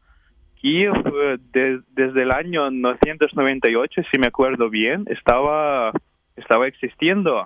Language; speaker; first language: Spanish; non-native, fluent; Ukrainian